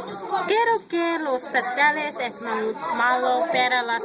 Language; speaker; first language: Spanish; non-native, learner; English